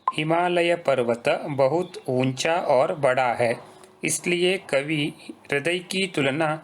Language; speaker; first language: Hindi; non-native, local second language; Kannada